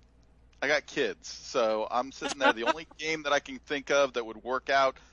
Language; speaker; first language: English; native; English